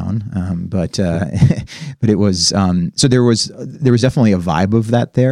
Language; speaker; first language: English; native; English